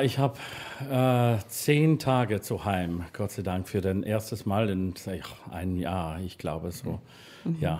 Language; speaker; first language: German; non-native, learner; English